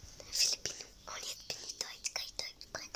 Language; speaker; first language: German; non-native, learner; Cebuano